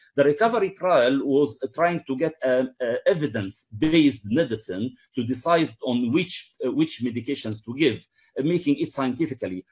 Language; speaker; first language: English; non-native, fluent; Arabic